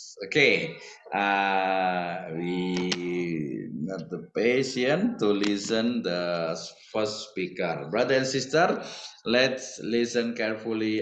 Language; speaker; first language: English; non-native, learner; Indonesian